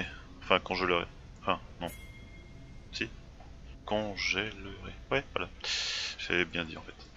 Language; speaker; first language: French; native; French